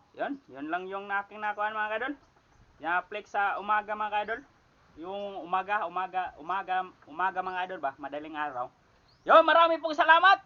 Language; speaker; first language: Filipino; non-native, local second language; Cebuano